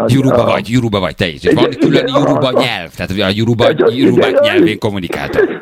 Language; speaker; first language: Hungarian; native; Hungarian